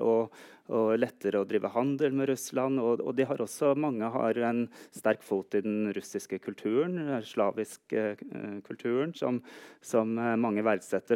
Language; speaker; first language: Norwegian; native; Norwegian